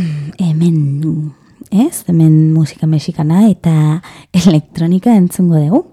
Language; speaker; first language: Basque; non-native, learner; Spanish